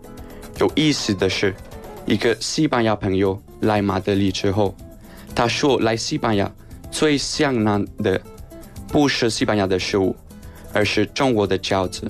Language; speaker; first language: Chinese; non-native, learner; Spanish